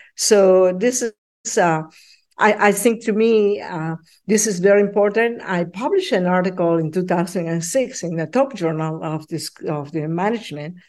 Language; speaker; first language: English; non-native, fluent; Spanish